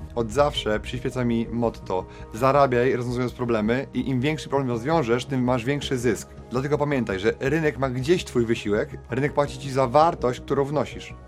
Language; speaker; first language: Polish; native; Polish